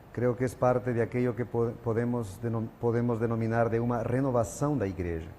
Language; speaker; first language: Spanish; non-native, fluent; Portuguese